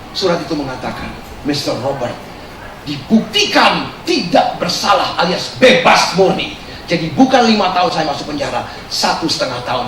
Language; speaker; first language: Indonesian; early bilingual, heritage; Indonesian